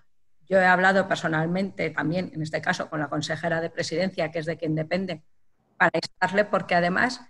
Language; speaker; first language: Spanish; native; Spanish